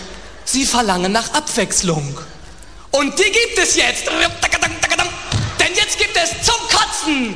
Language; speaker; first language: German; native; German